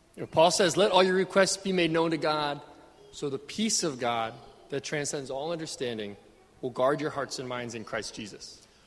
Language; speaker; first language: English; native; English